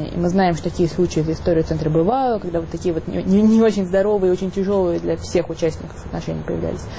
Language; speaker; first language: Russian; native; Russian